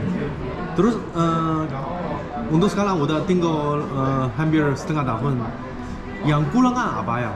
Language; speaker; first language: Indonesian; non-native, learner; Chinese